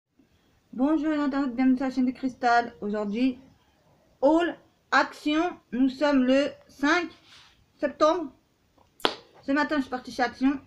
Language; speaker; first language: French; native; French